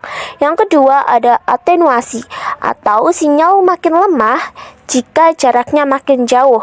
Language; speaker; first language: Indonesian; native; Indonesian